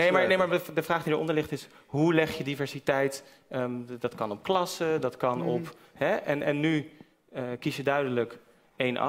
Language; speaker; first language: Dutch; native; Dutch